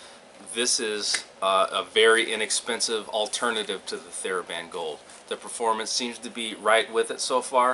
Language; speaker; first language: English; native; English